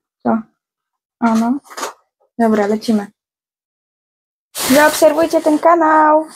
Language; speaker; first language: Polish; native; Polish